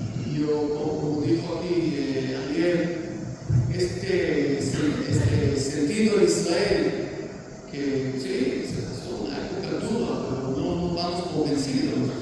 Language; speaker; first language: Spanish; non-native, fluent; Hebrew